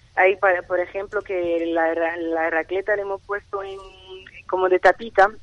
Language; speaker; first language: Spanish; non-native, fluent; French